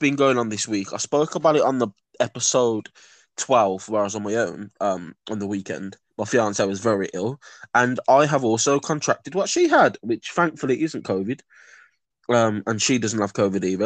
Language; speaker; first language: English; native; English